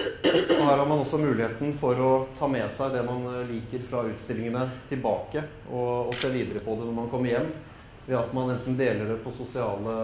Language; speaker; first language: Norwegian; native; Norwegian